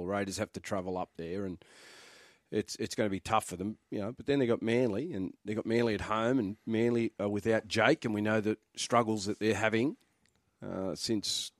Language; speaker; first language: English; native; English